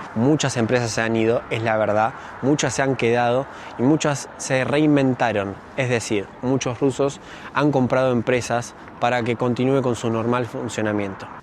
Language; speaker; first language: Spanish; native; Spanish